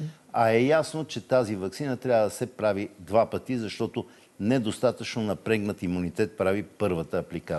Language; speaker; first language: Bulgarian; native; Bulgarian